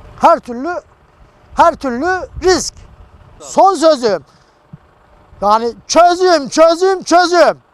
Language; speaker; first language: Turkish; native; Turkish